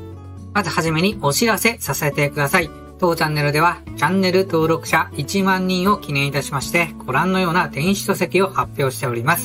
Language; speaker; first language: Japanese; native; Japanese